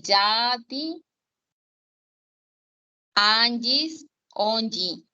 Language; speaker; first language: Portuguese; non-native, learner; Spanish